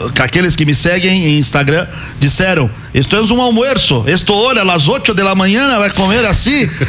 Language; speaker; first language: Spanish; non-native, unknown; Portuguese